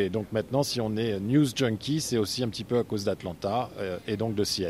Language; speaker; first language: French; native; French